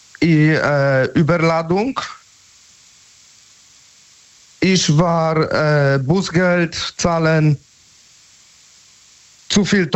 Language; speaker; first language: German; non-native, learner; Polish